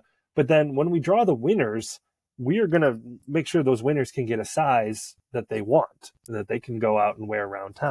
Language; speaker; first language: English; native; English